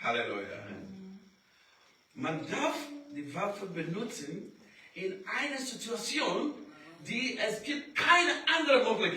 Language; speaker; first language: German; non-native, learner; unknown